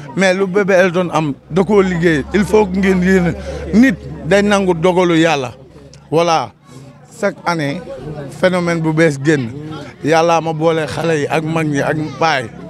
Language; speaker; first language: Wolof; native; Wolof